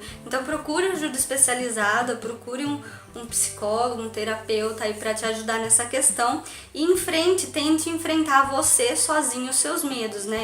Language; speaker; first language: Portuguese; native; Portuguese